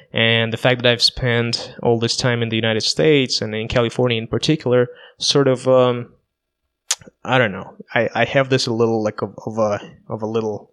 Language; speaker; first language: English; non-native, fluent; Russian